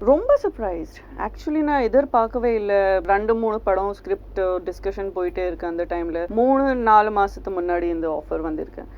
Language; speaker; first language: Tamil; non-native, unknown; Gujarati